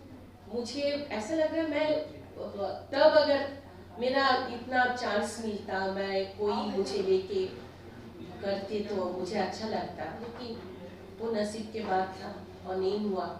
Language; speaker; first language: Hindi; non-native, local second language; Bangla